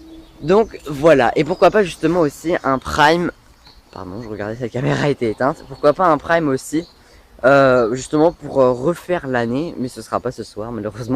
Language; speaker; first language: French; native; French